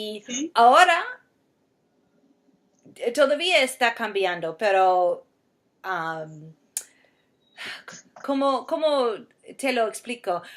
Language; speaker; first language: Spanish; non-native, fluent; English